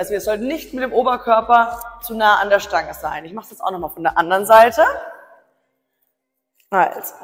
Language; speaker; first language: German; native; German